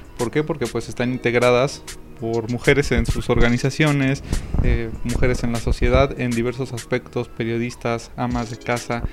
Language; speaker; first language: Spanish; native; Spanish